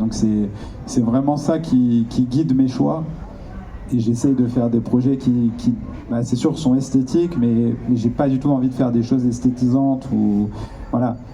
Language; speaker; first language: French; native; French